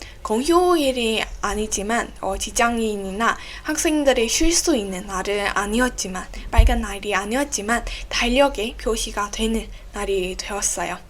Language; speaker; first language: Korean; non-native, fluent; Burmese